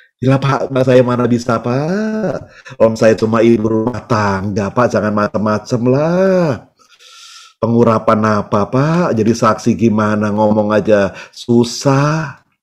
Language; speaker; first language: Indonesian; native; Indonesian